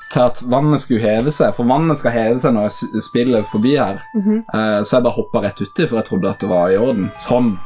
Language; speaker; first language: Norwegian; native; Norwegian